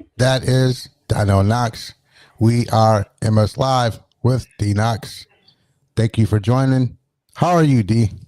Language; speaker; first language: English; native; English